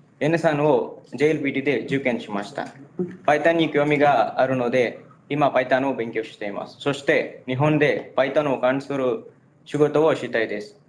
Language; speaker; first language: Japanese; non-native, learner; Tamil